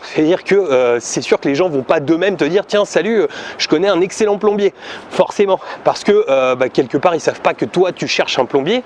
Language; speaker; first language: French; native; French